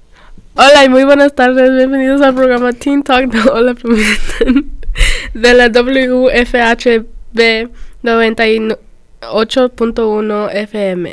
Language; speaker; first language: Spanish; early bilingual, other home language; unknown